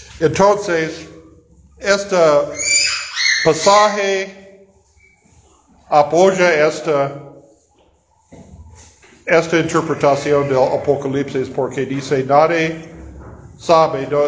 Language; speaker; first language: Spanish; non-native, fluent; English